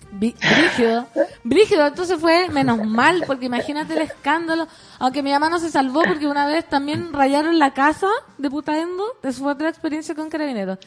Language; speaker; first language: Spanish; native; Spanish